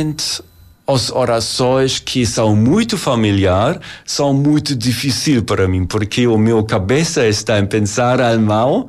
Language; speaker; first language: Portuguese; non-native, learner; German